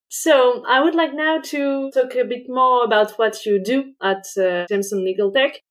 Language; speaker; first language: English; non-native, fluent; French